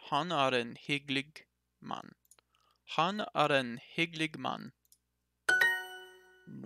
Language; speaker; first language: Norwegian; non-native, learner; English